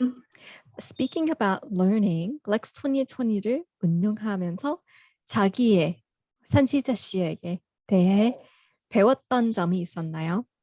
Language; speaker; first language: Korean; non-native, fluent; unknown